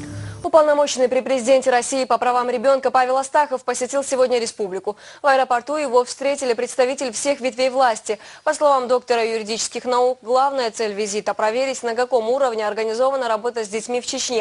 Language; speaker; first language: Russian; native; Russian